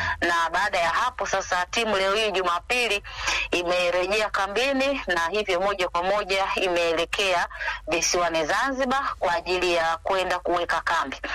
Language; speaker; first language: Swahili; non-native, local second language; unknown